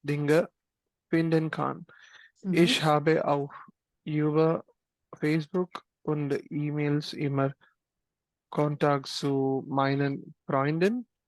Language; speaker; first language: German; non-native, learner; Malayalam